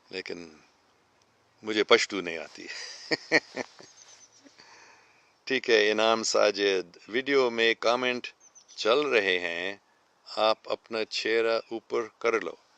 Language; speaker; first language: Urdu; non-native, fluent; English